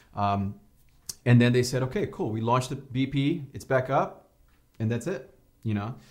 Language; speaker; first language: English; non-native, fluent; Portuguese